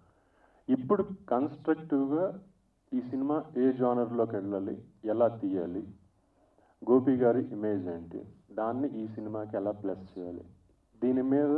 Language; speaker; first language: Telugu; native; Telugu